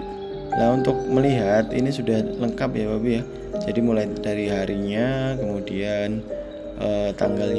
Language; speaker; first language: Indonesian; native; Indonesian